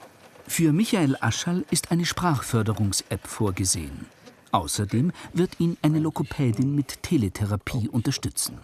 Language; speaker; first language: German; native; German